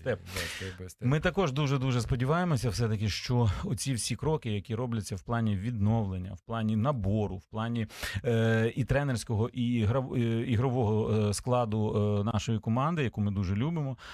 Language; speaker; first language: Ukrainian; native; Ukrainian